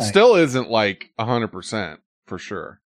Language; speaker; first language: English; native; English